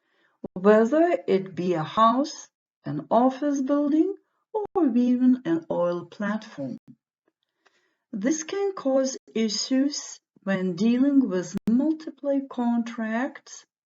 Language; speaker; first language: English; non-native, fluent; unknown